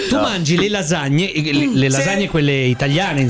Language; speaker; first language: Italian; native; Italian